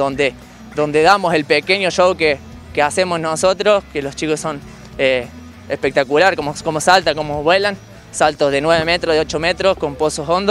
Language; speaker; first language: Spanish; native; Spanish